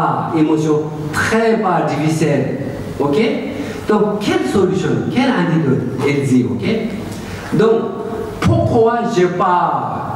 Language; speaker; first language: French; non-native, learner; Tibetan